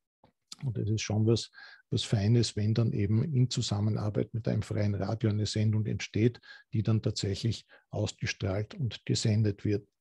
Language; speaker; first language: German; native; German